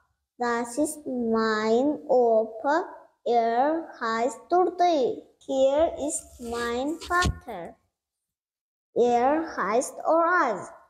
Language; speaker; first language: German; non-native, learner; Turkmen